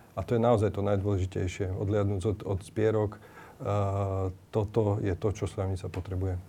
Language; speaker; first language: Slovak; native; Slovak